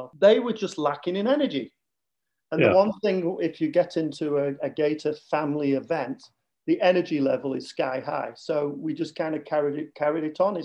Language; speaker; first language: English; native; English